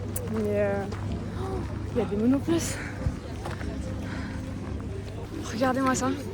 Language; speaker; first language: French; native; French